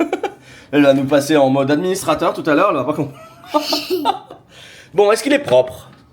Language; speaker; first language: French; native; French